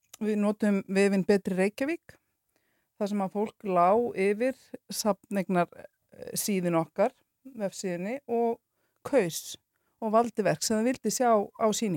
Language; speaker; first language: Icelandic; native; Icelandic